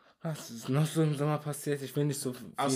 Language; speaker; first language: German; early bilingual, other home language; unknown